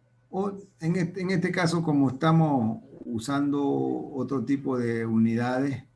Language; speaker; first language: Spanish; native; Spanish